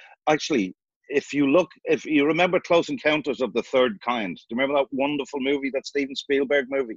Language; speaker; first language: English; native; English